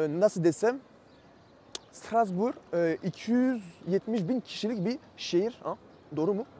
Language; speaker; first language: Turkish; early bilingual, heritage; Turkish